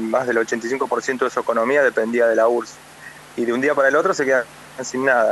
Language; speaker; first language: Spanish; native; Spanish